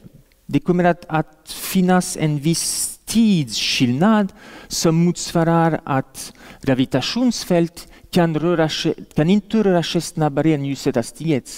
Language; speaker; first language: Swedish; non-native, fluent; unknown